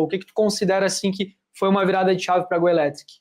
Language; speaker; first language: Portuguese; native; Portuguese